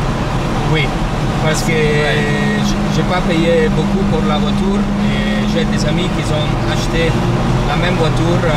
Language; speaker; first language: French; non-native, learner; Italian